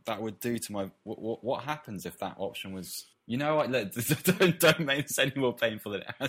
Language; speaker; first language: English; native; English